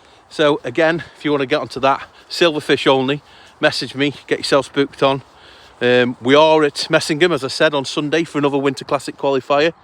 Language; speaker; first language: English; native; English